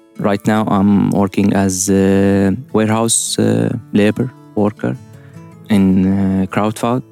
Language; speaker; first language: English; non-native, learner; Arabic